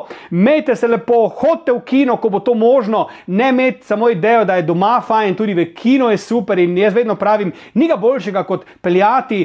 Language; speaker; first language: Slovenian; native; Slovenian